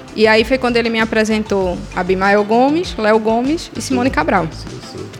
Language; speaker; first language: Portuguese; native; Portuguese